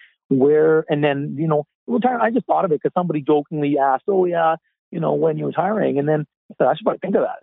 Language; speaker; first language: English; native; English